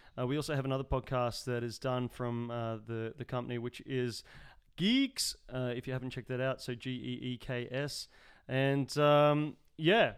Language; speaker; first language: English; native; English